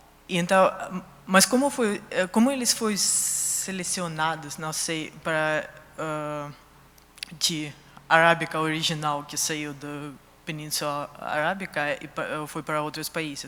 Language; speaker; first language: Portuguese; non-native, fluent; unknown